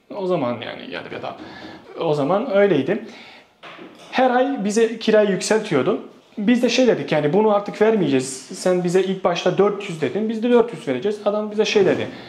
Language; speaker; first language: Turkish; non-native, fluent; Bosnian